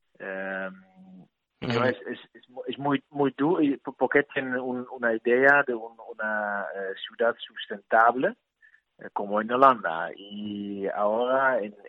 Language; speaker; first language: Spanish; non-native, learner; Dutch